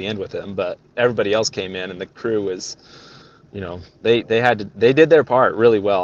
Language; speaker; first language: English; native; English